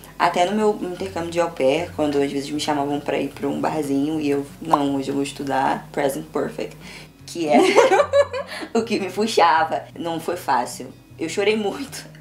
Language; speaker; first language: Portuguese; native; Portuguese